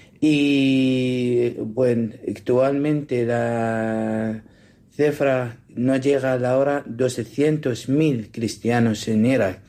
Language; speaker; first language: Spanish; non-native, learner; Assyrian Neo-Aramaic